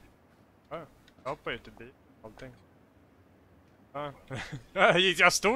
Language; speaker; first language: Swedish; native; Swedish